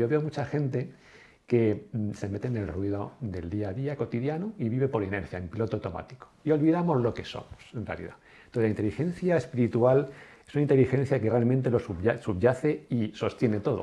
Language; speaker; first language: Spanish; native; Spanish